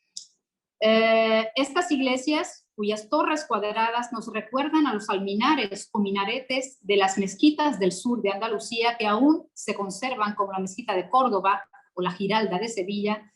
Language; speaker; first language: Spanish; non-native, fluent; Arabic